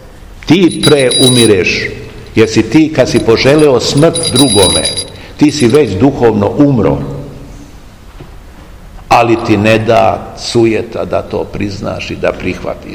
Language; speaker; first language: Serbian; native; Serbian